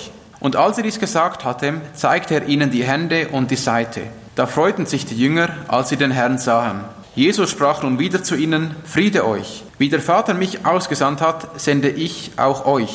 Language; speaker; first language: German; native; German